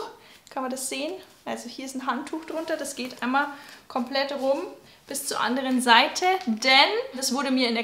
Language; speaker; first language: German; native; German